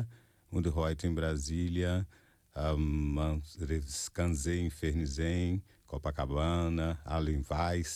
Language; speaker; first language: German; non-native, fluent; Portuguese